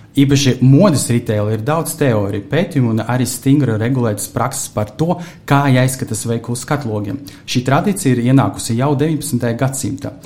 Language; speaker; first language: Latvian; non-native, local second language; Russian